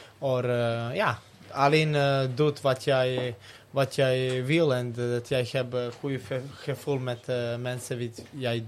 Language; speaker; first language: Dutch; non-native, learner; Serbian